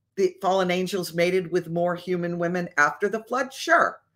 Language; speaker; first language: English; native; English